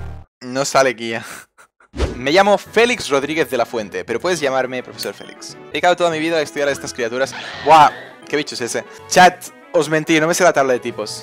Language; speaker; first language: Spanish; native; Spanish